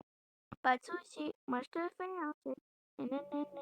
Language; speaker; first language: French; native; French